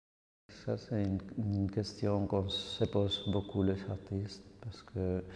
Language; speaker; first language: French; non-native, fluent; Spanish